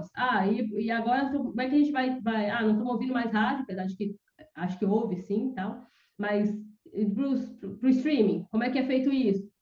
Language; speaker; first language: Portuguese; native; Portuguese